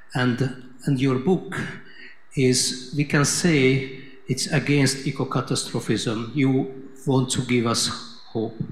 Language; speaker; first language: English; non-native, fluent; Hungarian